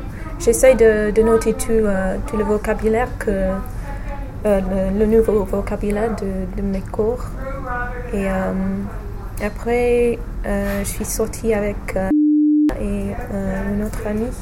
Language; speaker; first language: French; non-native, fluent; English